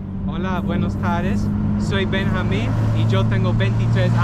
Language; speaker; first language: Spanish; non-native, learner; English